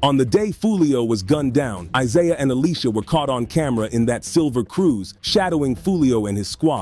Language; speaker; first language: English; native; English